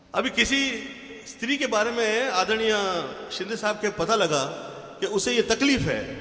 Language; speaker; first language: Hindi; non-native, local second language; Marathi